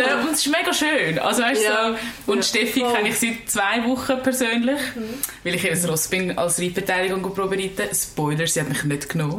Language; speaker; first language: German; native; German